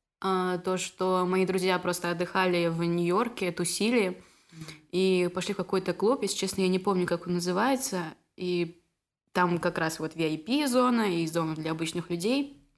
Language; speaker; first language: Russian; native; Russian